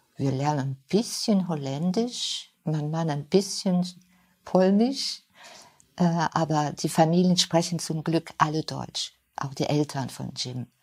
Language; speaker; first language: German; non-native, fluent; French